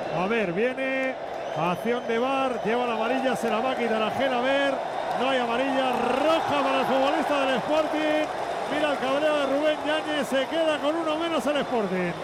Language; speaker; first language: Spanish; native; Spanish